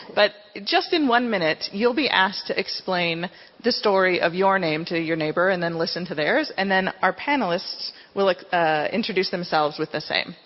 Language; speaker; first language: English; native; English